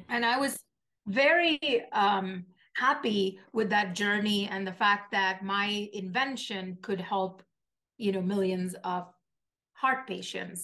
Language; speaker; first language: English; non-native, local second language; Malayalam